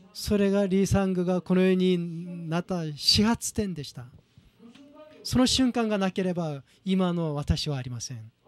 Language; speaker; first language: Japanese; non-native, fluent; Korean